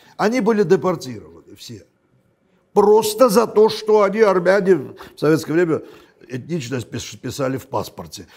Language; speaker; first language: Russian; non-native, local second language; Armenian